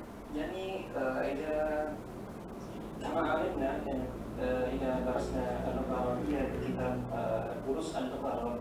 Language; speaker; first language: Arabic; non-native, learner; Indonesian